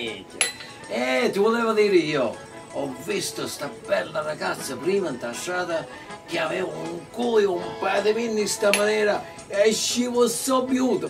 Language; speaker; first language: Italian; early bilingual, heritage; English